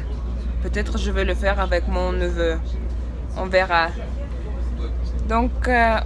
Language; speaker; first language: French; non-native, fluent; Russian